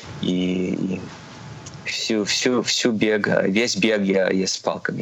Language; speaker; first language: Russian; early bilingual, heritage; Russian